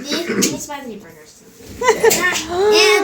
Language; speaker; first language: Russian; early bilingual, other home language; Azerbaijani